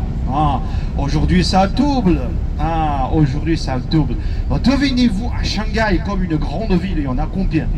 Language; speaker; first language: French; non-native, fluent; Chinese